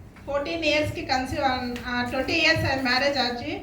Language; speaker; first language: Tamil; non-native, learner; Telugu